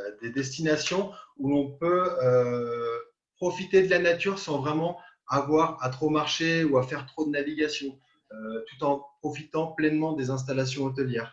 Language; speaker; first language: French; native; French